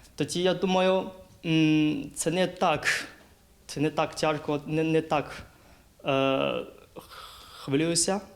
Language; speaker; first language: Ukrainian; non-native, fluent; Chinese